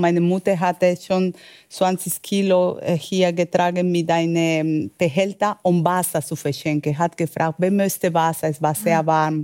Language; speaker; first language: German; non-native, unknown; Spanish